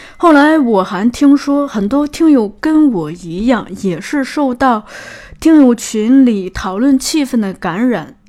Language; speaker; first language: Chinese; native; Chinese